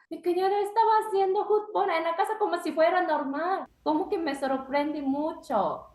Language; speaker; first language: Spanish; non-native, learner; Japanese